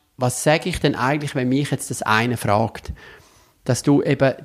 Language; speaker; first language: German; native; German